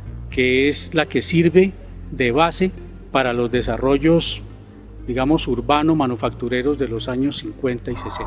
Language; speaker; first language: Spanish; native; Spanish